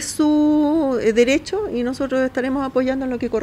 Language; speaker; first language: Spanish; native; Spanish